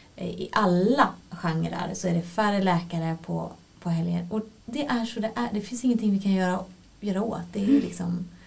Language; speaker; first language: Swedish; native; Swedish